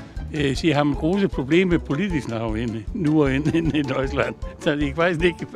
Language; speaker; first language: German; non-native, learner; Danish